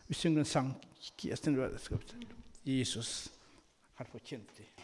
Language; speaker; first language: Danish; non-native, learner; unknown